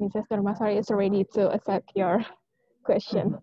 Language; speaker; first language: English; non-native, fluent; Indonesian